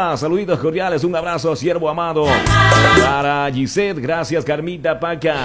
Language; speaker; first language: Spanish; native; Spanish